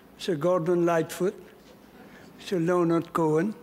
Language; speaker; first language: French; native; French